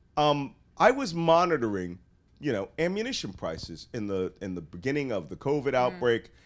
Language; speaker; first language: English; native; English